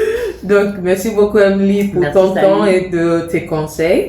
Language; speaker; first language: French; non-native, fluent; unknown